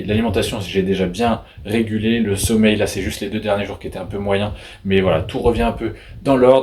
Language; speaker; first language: French; native; French